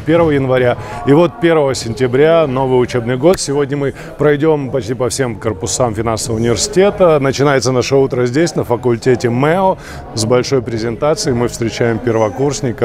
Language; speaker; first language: Russian; native; Russian